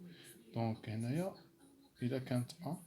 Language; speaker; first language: Arabic; native; Arabic